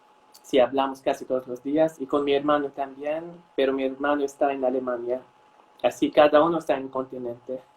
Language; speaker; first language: Spanish; non-native, fluent; Arabic